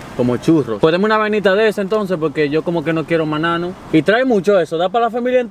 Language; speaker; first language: Spanish; early bilingual, heritage; Spanish